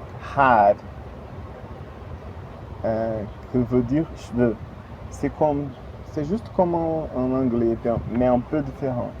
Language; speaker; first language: French; non-native, fluent; Portuguese